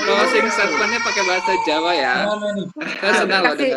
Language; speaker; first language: Indonesian; native; Indonesian